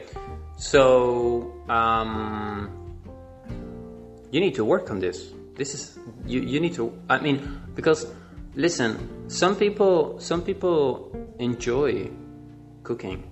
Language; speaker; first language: English; non-native, fluent; Spanish